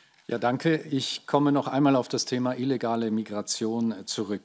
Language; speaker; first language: German; native; German